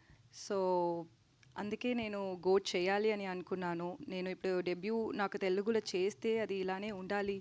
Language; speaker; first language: Telugu; non-native, learner; Tamil